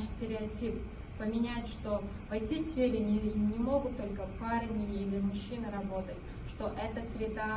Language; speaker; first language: Russian; non-native, local second language; Kyrgyz